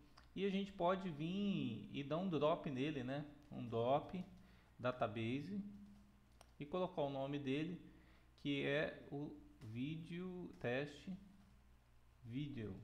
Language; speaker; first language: Portuguese; native; Portuguese